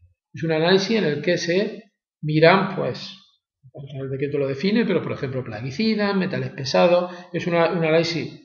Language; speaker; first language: Spanish; native; Spanish